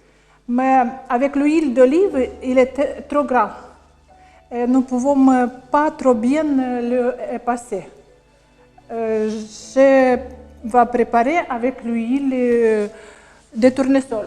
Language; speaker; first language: French; non-native, learner; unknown